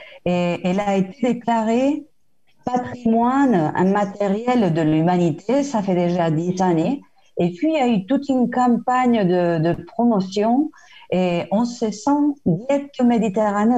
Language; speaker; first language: French; non-native, fluent; Spanish